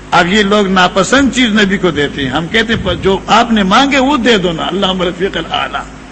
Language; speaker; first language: Urdu; non-native, local second language; Northern Hindko